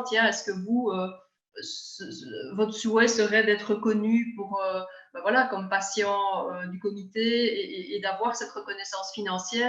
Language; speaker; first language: French; native; French